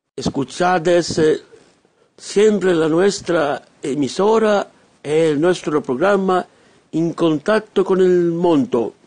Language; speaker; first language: Spanish; non-native, learner; Italian